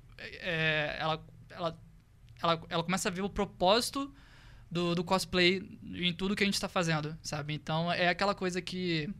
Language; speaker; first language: Portuguese; native; Portuguese